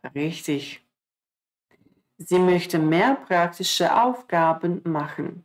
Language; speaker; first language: German; non-native, fluent; Croatian